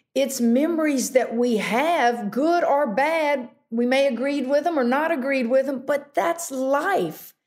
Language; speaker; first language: English; native; English